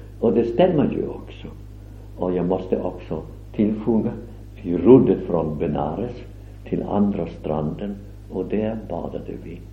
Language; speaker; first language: Swedish; non-native, fluent; German